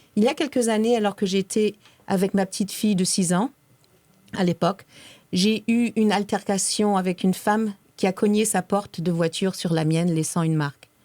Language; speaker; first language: French; native; French